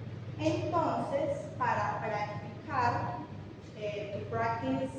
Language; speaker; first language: Spanish; non-native, fluent; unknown